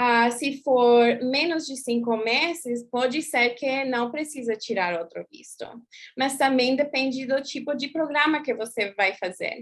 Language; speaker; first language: Portuguese; non-native, fluent; English